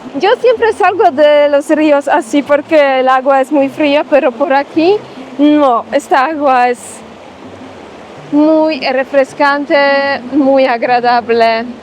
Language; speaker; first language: Spanish; non-native, learner; Polish